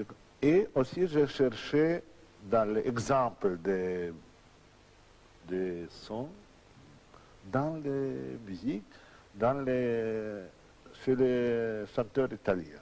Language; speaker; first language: French; non-native, learner; Russian